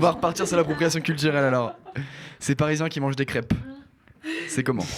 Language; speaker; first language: French; native; French